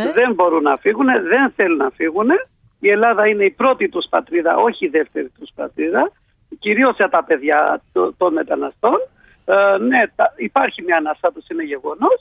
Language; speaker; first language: Greek; non-native, fluent; Albanian